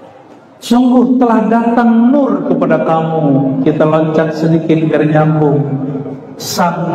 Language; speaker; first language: Indonesian; native; Indonesian